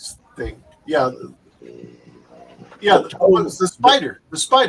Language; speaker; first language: English; native; English